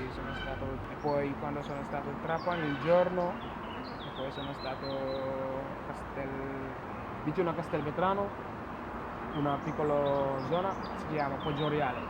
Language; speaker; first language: Italian; non-native, learner; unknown